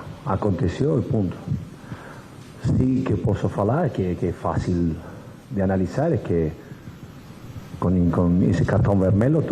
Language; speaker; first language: Portuguese; non-native, fluent; Spanish